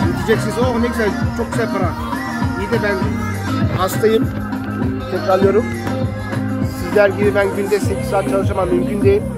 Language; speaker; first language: Turkish; early bilingual, heritage; German